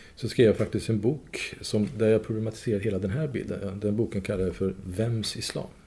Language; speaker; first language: Swedish; non-native, fluent; Persian